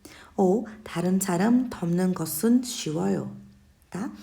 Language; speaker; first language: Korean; non-native, fluent; Portuguese